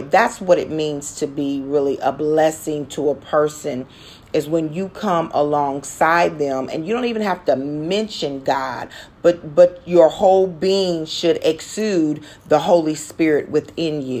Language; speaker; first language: English; native; English